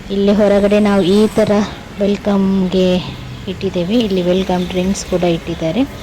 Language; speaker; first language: Kannada; non-native, local second language; Tulu